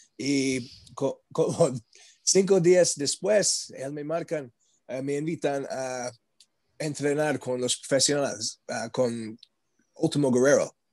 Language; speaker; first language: Spanish; non-native, learner; English